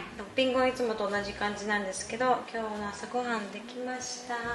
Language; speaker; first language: Japanese; native; Japanese